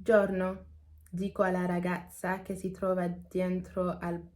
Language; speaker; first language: Italian; non-native, learner; English